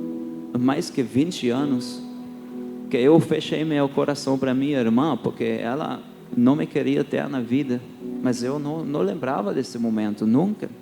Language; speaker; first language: Portuguese; early bilingual, heritage; Portuguese